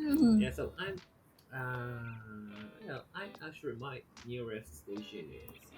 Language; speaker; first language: English; non-native, fluent; Japanese